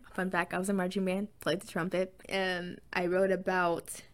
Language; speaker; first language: English; native; English